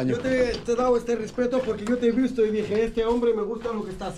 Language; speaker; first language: Spanish; non-native, fluent; Arabic